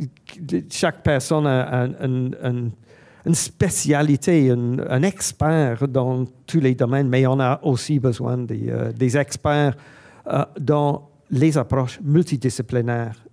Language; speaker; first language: French; non-native, fluent; English